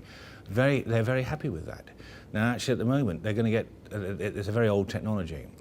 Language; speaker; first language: English; native; English